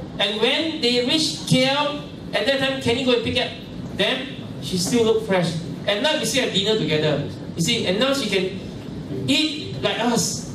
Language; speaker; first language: English; non-native, local second language; Chinese